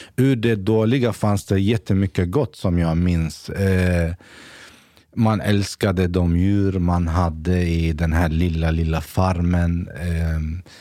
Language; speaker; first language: Swedish; native; Swedish